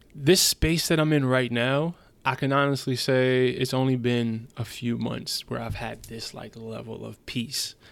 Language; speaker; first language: English; early bilingual, other home language; German